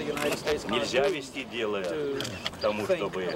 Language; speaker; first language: Russian; native; Russian